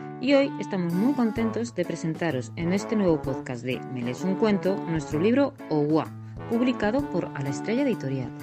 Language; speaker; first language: Spanish; native; Spanish